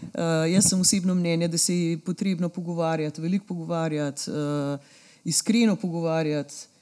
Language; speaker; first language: Slovenian; native; Slovenian